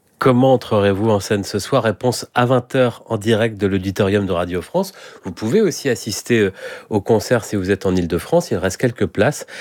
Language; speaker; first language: French; native; French